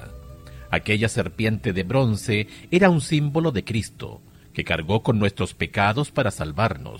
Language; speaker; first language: Spanish; native; Spanish